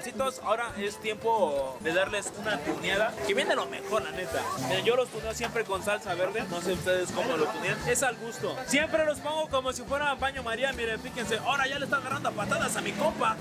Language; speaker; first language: Spanish; native; Spanish